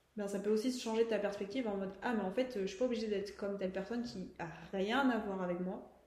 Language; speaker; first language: French; native; French